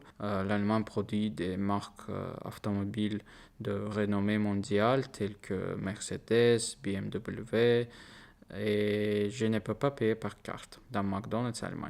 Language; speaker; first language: French; non-native, learner; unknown